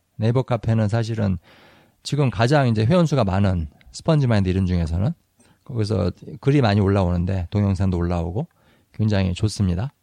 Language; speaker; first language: Korean; native; Korean